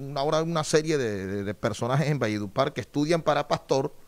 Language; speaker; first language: Spanish; native; Spanish